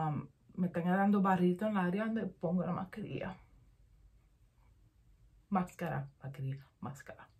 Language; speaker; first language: Spanish; early bilingual, heritage; Spanish